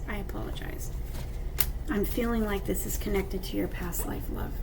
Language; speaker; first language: English; native; English